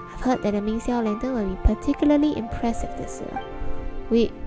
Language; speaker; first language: English; native; English